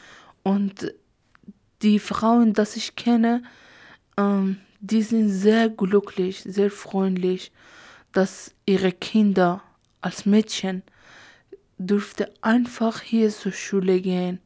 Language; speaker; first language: German; non-native, learner; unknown